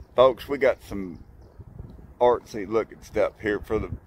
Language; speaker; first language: English; native; English